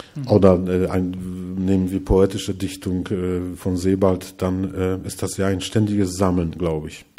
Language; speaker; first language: German; non-native, fluent; Polish